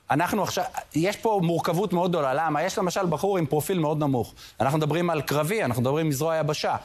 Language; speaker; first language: Hebrew; native; Hebrew